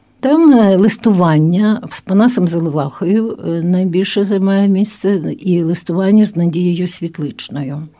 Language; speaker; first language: Ukrainian; non-native, local second language; Russian